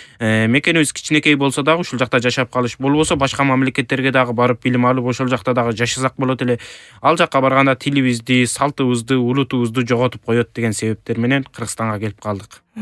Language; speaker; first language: Kyrgyz; early bilingual, heritage; Kyrgyz